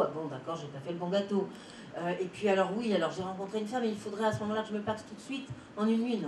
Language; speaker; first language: French; native; French